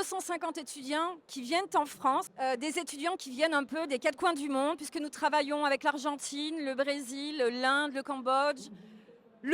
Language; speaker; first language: French; native; French